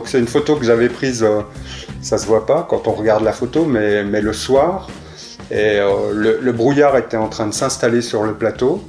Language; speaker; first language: French; native; French